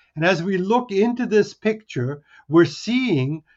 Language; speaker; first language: English; early bilingual, other home language; Hungarian